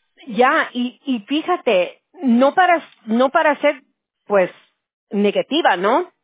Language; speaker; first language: Spanish; early bilingual, heritage; Spanish